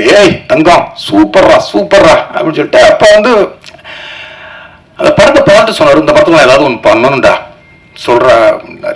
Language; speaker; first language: Tamil; native; Tamil